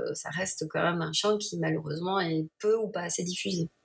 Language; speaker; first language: French; native; French